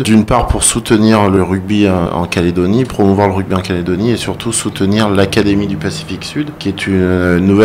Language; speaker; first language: French; native; French